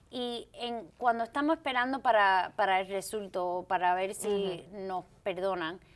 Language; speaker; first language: Spanish; early bilingual, heritage; Spanish